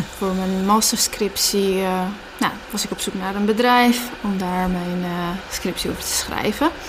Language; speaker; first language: Dutch; early bilingual, other home language; Persian